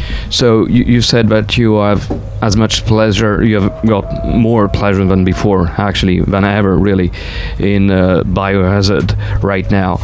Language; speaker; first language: English; non-native, fluent; French